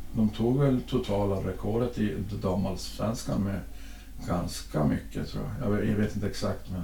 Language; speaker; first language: Swedish; native; Swedish